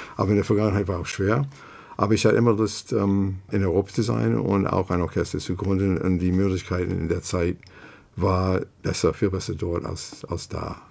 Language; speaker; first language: German; non-native, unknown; English